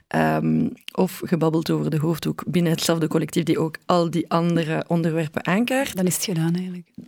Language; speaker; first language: Dutch; early bilingual, other home language; Arabic